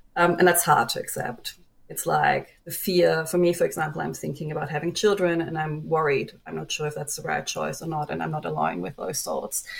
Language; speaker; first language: English; non-native, fluent; German